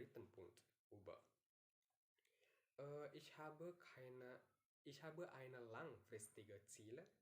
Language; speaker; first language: German; non-native, learner; Indonesian